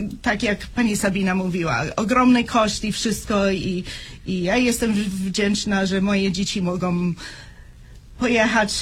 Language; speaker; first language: Polish; early bilingual, heritage; Polish